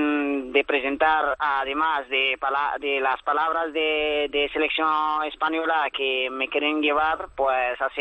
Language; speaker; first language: Spanish; early bilingual, other home language; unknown